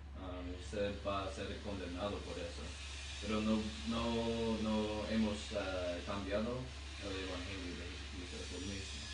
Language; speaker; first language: Spanish; non-native, learner; English